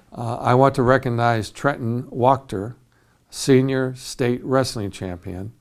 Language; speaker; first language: English; native; English